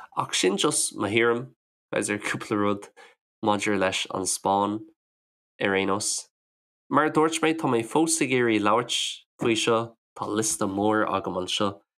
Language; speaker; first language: Irish; non-native, local second language; English